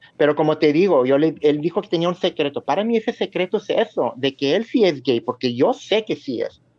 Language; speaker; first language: Spanish; early bilingual, heritage; Spanish